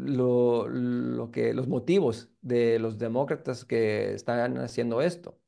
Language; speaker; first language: Spanish; early bilingual, heritage; Spanish